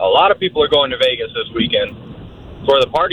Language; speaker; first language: English; native; English